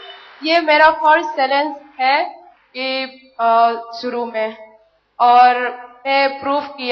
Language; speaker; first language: Hindi; non-native, local second language; Manipuri